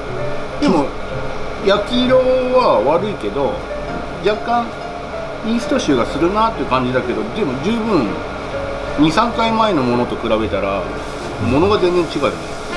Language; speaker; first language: Japanese; native; Japanese